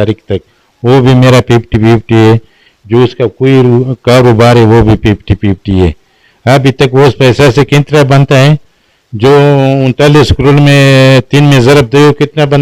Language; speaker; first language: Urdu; non-native, local second language; Pashto